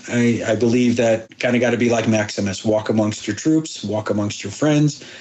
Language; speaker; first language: English; early bilingual, other home language; Persian